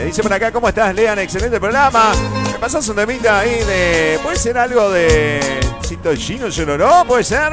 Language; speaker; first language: Spanish; native; Spanish